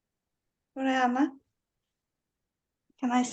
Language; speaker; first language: English; non-native, learner; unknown